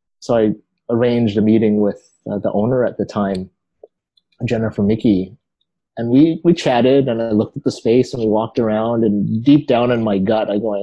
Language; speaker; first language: English; native; English